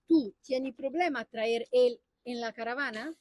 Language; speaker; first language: Spanish; non-native, learner; Italian